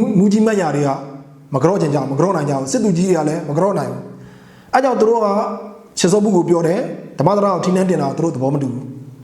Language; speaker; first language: Burmese; non-native, local second language; Mon